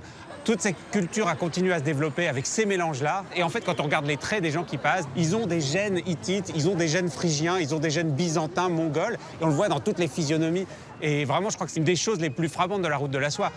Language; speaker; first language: French; native; French